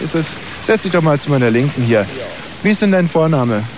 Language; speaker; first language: German; native; German